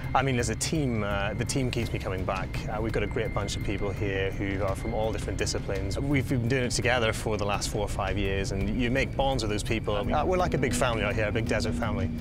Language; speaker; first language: English; native; English